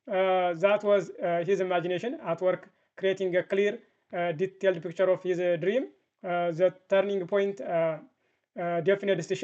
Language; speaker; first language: English; non-native, fluent; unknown